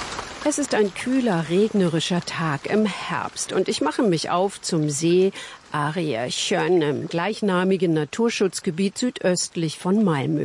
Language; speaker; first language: German; native; German